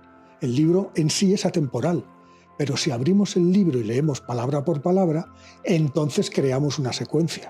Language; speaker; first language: Spanish; native; Spanish